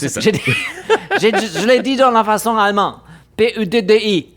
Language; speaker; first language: French; non-native, fluent; German